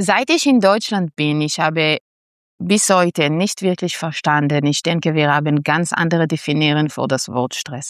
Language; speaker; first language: German; non-native, fluent; Hebrew